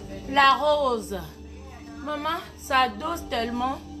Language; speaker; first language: French; non-native, local second language; Ewe